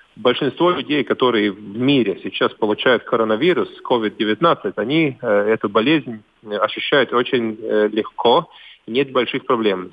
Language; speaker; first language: Russian; non-native, local second language; Latvian